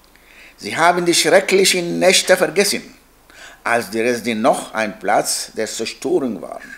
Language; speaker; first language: German; non-native, learner; Arabic